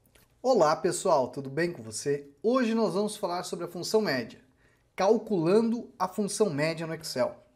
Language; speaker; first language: Portuguese; native; Portuguese